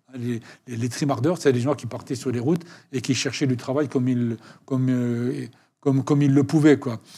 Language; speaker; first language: French; native; French